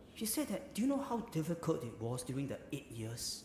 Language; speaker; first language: English; non-native, local second language; Chinese